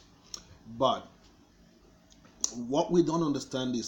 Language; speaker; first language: English; non-native, local second language; Igbo